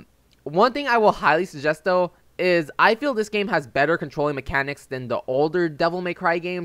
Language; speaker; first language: English; native; English